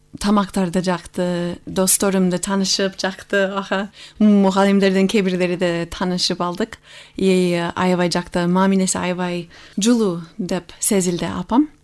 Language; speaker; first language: Kyrgyz; non-native, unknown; English